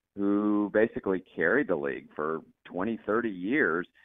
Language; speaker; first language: English; native; English